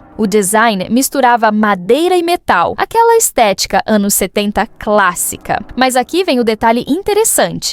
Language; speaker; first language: Portuguese; native; Portuguese